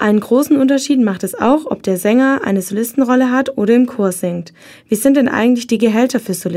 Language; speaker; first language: German; native; German